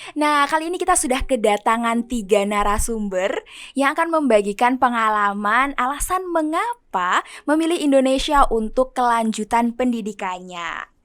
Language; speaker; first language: Indonesian; native; Indonesian